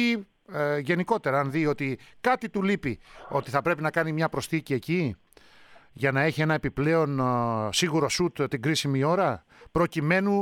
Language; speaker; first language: Greek; native; Greek